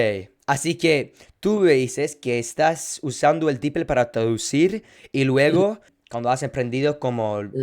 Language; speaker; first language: Spanish; non-native, fluent; English